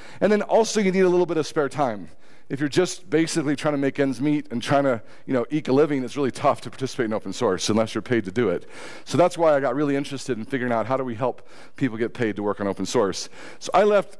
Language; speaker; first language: English; native; English